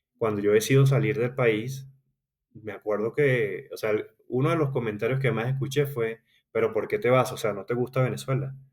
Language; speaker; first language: Spanish; native; Spanish